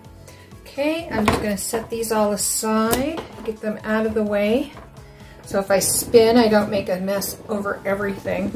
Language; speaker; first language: English; native; English